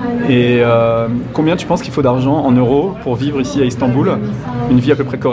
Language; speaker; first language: French; native; French